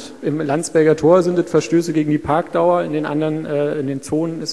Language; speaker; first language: German; native; German